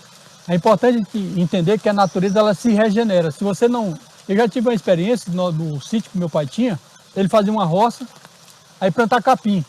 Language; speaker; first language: Portuguese; native; Portuguese